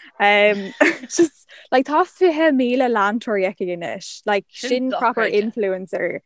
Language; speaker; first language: Irish; non-native, local second language; English